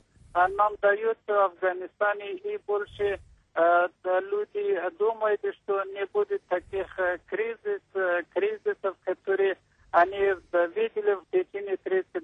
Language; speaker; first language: Russian; non-native, learner; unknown